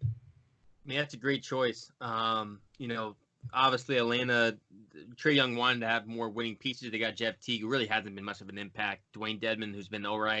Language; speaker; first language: English; native; English